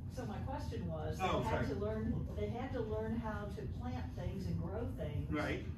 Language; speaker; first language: English; native; English